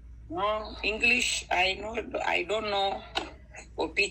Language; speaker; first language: English; non-native, learner; Fang